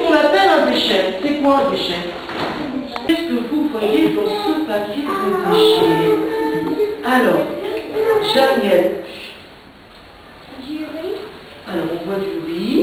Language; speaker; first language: French; native; French